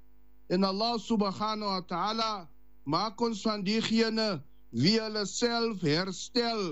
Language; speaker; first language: Dutch; non-native, learner; Afrikaans